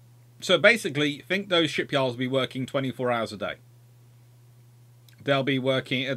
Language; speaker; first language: English; native; English